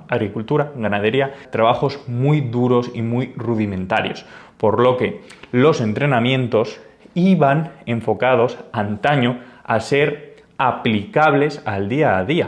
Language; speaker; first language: Spanish; native; Spanish